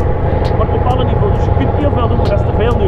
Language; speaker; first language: Dutch; native; Dutch